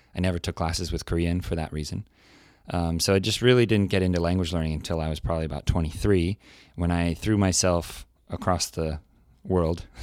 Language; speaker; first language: English; native; English